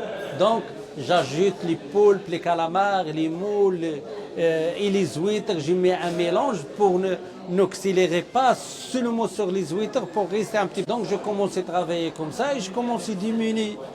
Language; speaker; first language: French; non-native, learner; Arabic